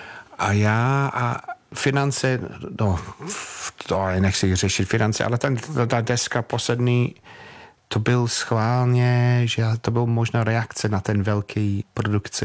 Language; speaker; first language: Czech; non-native, fluent; English